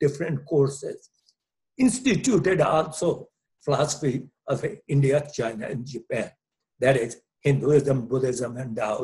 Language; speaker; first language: English; non-native, local second language; Punjabi